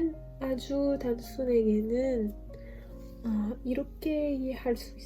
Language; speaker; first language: Korean; non-native, learner; French